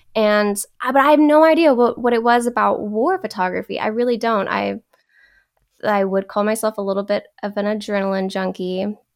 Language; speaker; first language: English; native; English